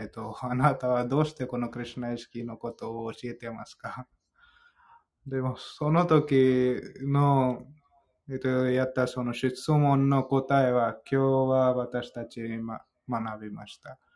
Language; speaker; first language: Japanese; non-native, fluent; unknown